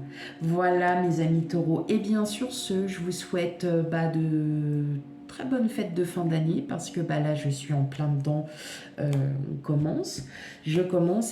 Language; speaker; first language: French; native; French